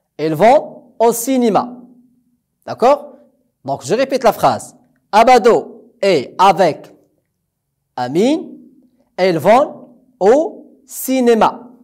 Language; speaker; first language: French; non-native, local second language; Arabic